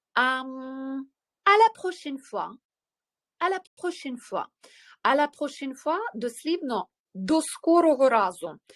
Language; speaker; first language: French; non-native, fluent; Ukrainian